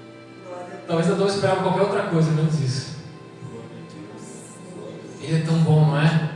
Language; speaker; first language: Portuguese; native; Portuguese